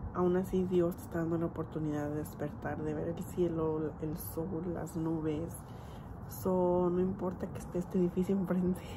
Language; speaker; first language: Spanish; early bilingual, heritage; Spanish